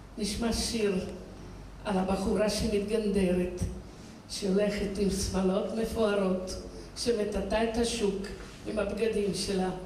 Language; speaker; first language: Hebrew; non-native, fluent; Italian